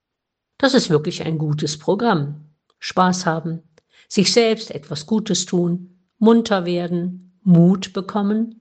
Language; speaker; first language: German; native; German